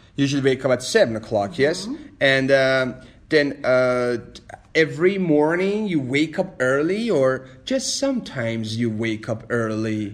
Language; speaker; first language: English; non-native, fluent; Persian